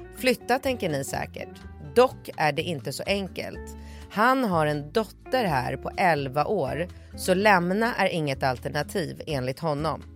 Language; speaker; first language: Swedish; native; Swedish